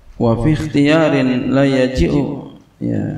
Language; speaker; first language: Arabic; non-native, fluent; Indonesian